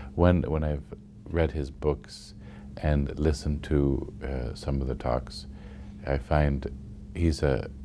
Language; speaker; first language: English; native; English